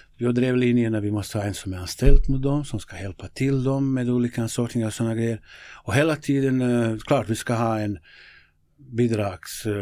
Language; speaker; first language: Swedish; non-native, fluent; Bosnian